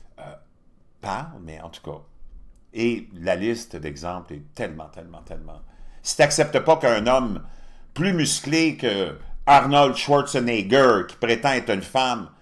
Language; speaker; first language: French; native; French